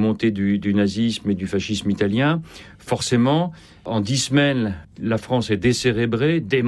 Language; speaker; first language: French; native; French